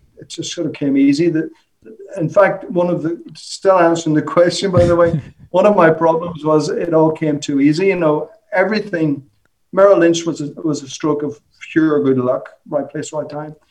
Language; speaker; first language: English; native; English